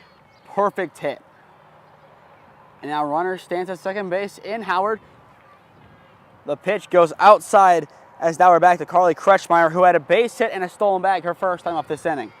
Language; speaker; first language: English; native; English